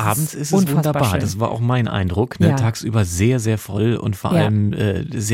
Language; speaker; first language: German; native; German